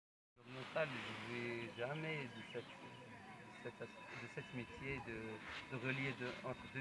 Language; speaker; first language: French; non-native, learner; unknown